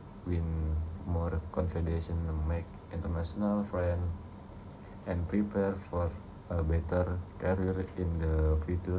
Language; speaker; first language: English; non-native, learner; Indonesian